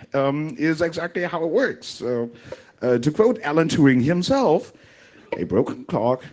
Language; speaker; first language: English; non-native, fluent; German